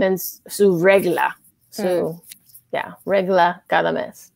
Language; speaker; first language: Spanish; non-native, learner; English